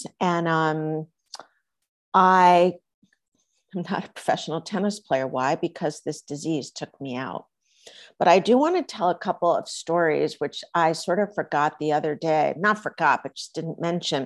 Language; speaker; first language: English; native; English